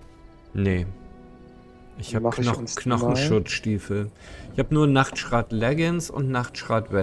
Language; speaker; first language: German; native; German